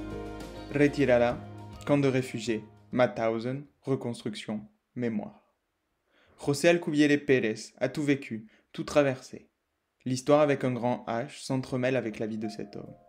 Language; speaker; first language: French; native; French